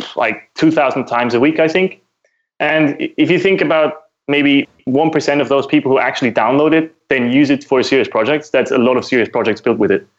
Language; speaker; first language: English; non-native, fluent; German